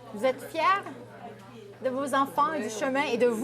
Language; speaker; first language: French; native; French